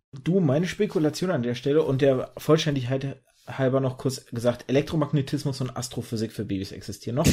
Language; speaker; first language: German; early bilingual, other home language; Russian